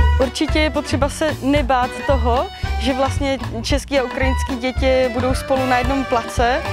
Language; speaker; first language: Czech; native; Czech